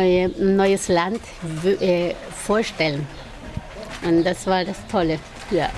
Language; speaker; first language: German; non-native, fluent; Spanish